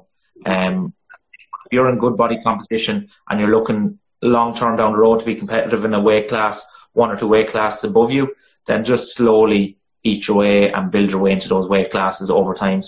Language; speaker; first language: English; native; English